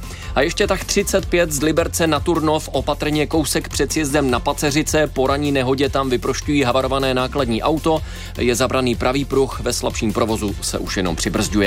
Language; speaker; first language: Czech; native; Czech